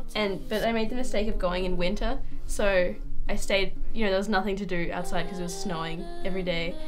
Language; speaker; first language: English; native; English